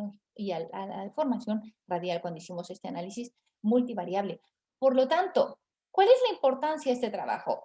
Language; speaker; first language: Spanish; native; Spanish